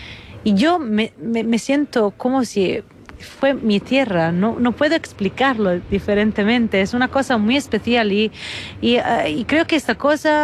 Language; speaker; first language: Spanish; non-native, fluent; Italian